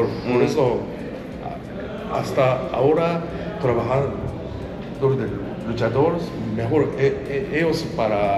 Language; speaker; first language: Spanish; non-native, learner; Japanese